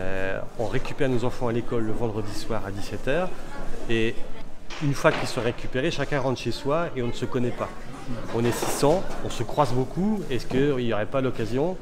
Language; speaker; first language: French; native; French